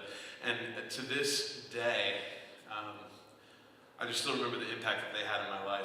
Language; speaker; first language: English; native; English